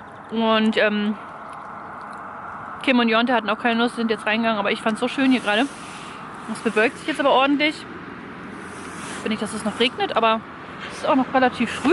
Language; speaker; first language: German; native; German